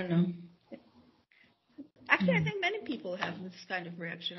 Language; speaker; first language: English; non-native, fluent; Hebrew